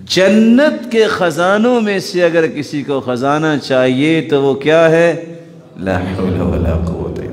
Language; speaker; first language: Urdu; non-native, local second language; Punjabi